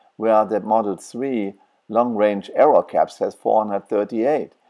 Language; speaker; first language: English; non-native, fluent; German